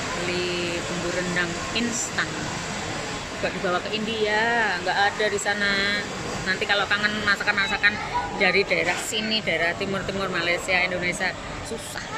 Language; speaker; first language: Indonesian; non-native, local second language; Javanese